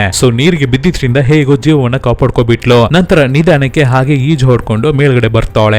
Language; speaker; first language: Kannada; native; Kannada